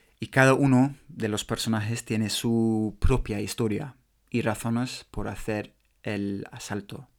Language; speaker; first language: Spanish; non-native, learner; English